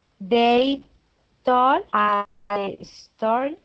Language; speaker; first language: English; non-native, learner; Spanish